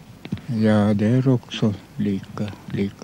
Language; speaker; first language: Swedish; non-native, local second language; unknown